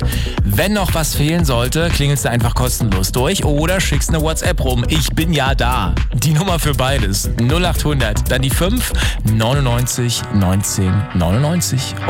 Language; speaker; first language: German; native; German